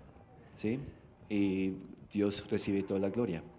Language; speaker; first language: Spanish; non-native, fluent; English